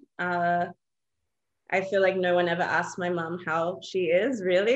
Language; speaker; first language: English; native; English